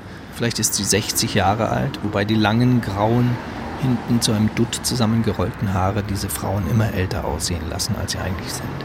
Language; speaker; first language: German; native; German